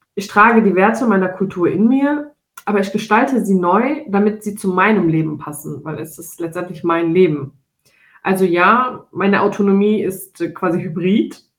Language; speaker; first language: German; early bilingual, other home language; Turkish